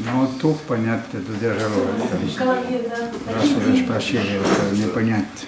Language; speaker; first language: Russian; non-native, fluent; Estonian